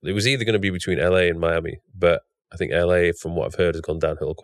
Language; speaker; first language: English; native; English